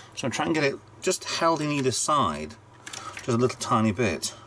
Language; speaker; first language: English; native; English